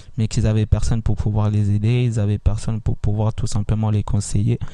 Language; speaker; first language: French; early bilingual, other home language; Italian